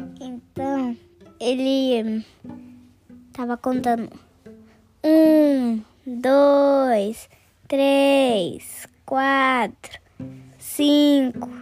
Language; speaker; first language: Portuguese; early bilingual, heritage; Portuguese